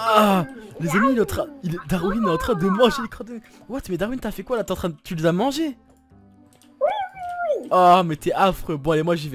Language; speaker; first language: French; native; French